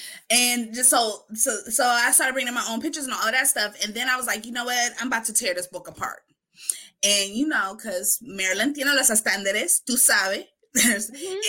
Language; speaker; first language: English; native; English